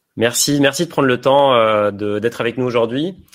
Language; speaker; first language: French; native; French